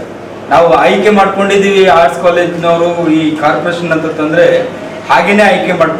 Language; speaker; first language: Kannada; native; Kannada